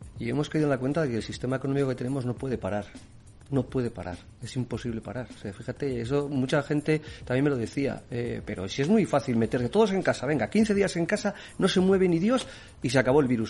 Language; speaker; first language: Spanish; native; Spanish